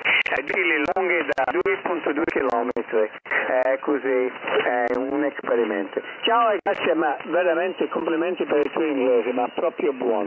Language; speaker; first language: Italian; non-native, learner; English